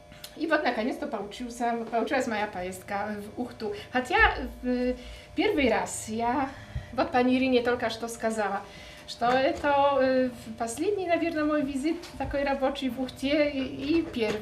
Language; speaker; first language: Russian; non-native, fluent; Polish